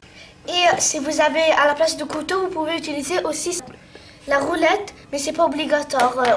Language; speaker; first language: French; non-native, learner; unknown